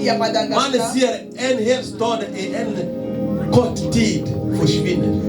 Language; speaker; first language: Swedish; non-native, fluent; Lingala